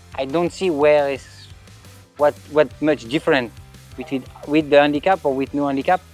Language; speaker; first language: English; non-native, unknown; French